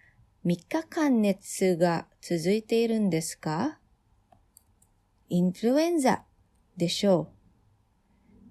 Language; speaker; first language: Japanese; non-native, fluent; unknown